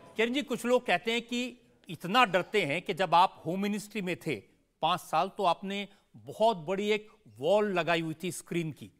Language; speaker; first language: Hindi; native; Hindi